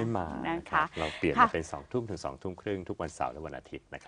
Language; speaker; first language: Thai; native; Thai